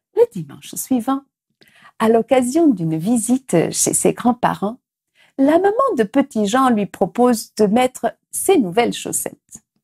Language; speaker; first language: French; non-native, fluent; Portuguese